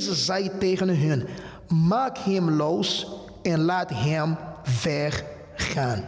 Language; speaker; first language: Dutch; non-native, fluent; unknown